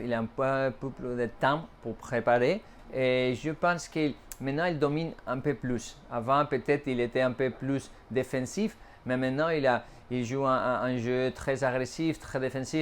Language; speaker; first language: French; non-native, fluent; Spanish